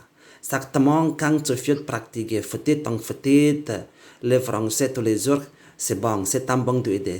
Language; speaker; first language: French; non-native, learner; Indonesian